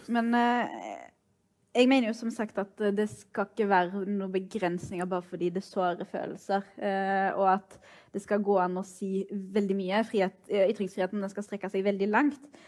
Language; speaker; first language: Norwegian; early bilingual, other home language; Arabic